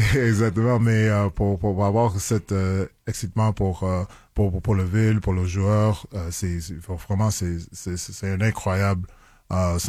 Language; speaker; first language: French; non-native, local second language; English